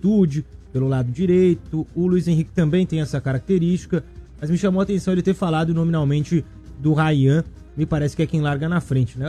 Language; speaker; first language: Portuguese; native; Portuguese